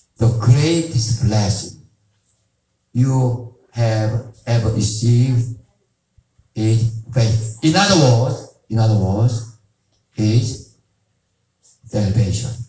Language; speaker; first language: English; non-native, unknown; Korean